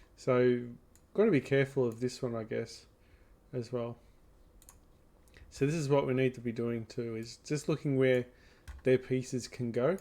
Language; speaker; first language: English; native; English